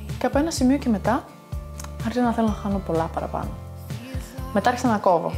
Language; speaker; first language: Greek; early bilingual, heritage; Greek